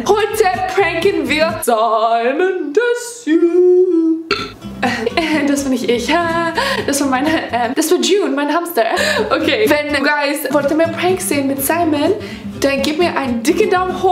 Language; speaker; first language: German; non-native, learner; English